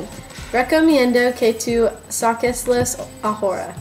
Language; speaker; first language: Spanish; non-native, learner; English